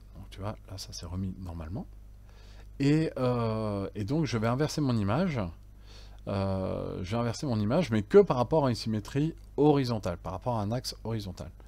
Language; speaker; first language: French; native; French